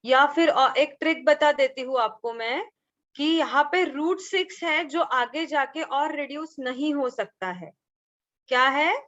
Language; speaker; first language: Hindi; non-native, local second language; Marathi